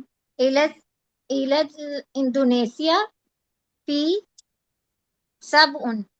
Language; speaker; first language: Arabic; non-native, learner; Urdu